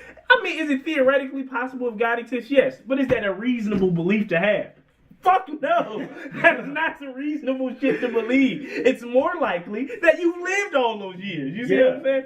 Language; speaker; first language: English; native; English